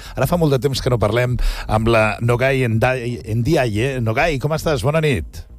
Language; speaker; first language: Catalan; native; Catalan